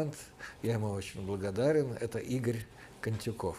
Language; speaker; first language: Russian; native; Russian